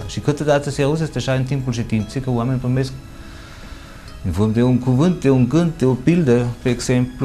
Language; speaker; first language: Romanian; non-native, fluent; German